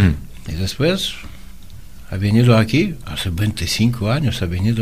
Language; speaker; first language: Spanish; non-native, learner; Russian